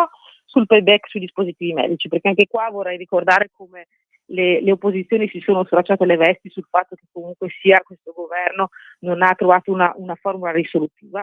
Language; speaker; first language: Italian; native; Italian